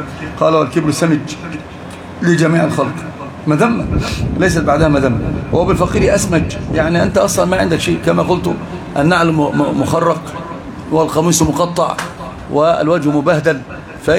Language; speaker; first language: Arabic; native; Arabic